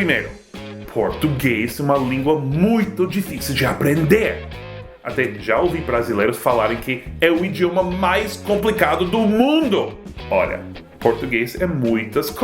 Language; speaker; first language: Portuguese; non-native, fluent; English